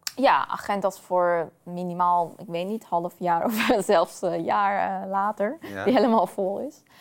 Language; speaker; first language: Dutch; non-native, fluent; Persian